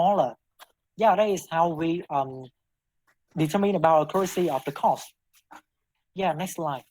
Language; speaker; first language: English; non-native, learner; Vietnamese